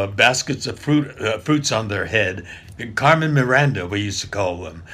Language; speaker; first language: English; native; English